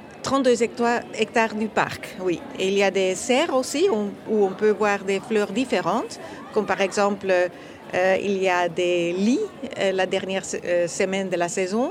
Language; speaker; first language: French; non-native, fluent; Dutch